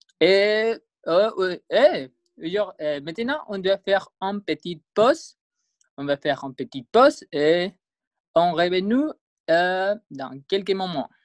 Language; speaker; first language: French; non-native, learner; Spanish